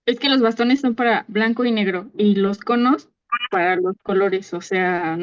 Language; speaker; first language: Spanish; native; Spanish